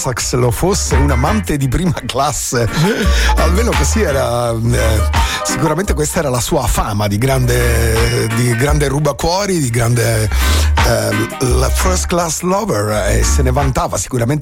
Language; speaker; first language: Italian; native; Italian